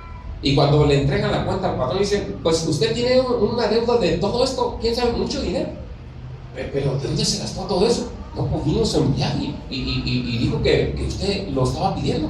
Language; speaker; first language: Spanish; native; Spanish